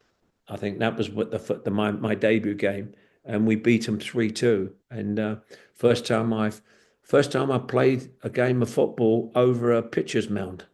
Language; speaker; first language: English; native; English